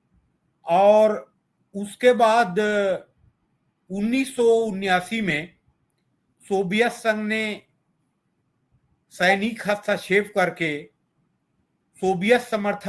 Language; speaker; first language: Hindi; native; Hindi